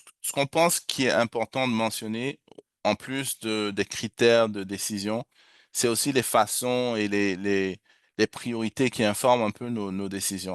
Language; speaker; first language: French; native; French